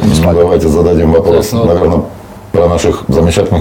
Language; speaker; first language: Russian; native; Russian